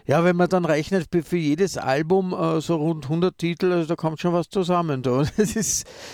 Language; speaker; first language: German; native; German